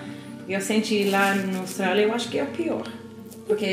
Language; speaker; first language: Portuguese; non-native, learner; English